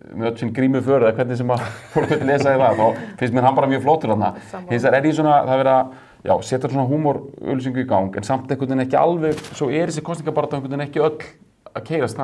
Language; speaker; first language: Icelandic; native; Icelandic